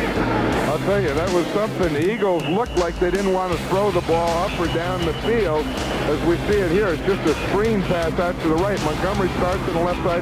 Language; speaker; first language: English; native; English